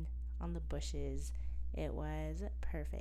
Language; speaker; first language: English; native; English